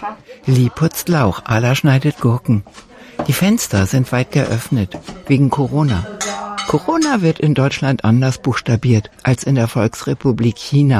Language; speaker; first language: German; native; German